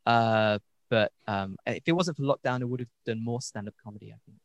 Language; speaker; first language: English; native; English